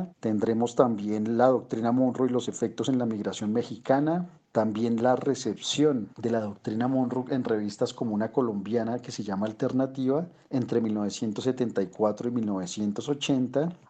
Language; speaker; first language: Spanish; native; Spanish